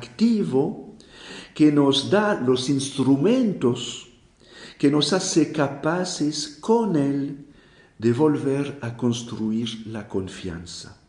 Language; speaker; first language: Spanish; non-native, fluent; French